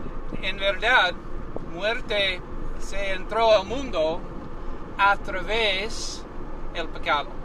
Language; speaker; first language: Spanish; non-native, learner; English